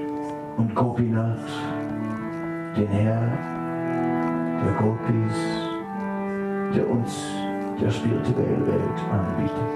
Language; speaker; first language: German; non-native, fluent; Dutch